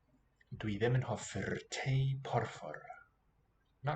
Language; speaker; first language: Welsh; non-native, learner; English